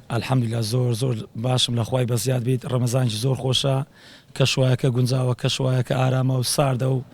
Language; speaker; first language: Central Kurdish; native; Central Kurdish